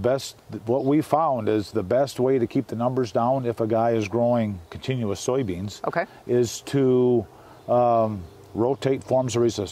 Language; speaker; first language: English; native; English